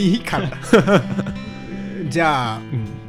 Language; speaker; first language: Japanese; native; Japanese